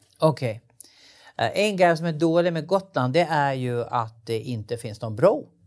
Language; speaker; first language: Swedish; native; Swedish